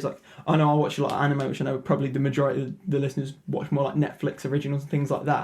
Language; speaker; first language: English; native; English